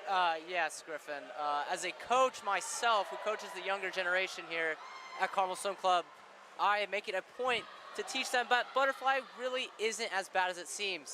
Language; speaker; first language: English; native; English